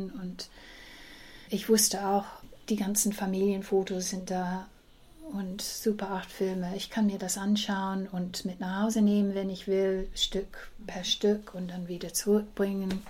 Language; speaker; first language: German; early bilingual, heritage; English